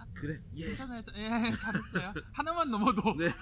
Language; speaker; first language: Korean; native; Korean